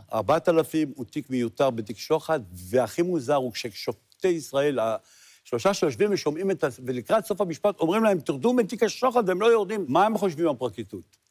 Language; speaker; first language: Hebrew; native; Hebrew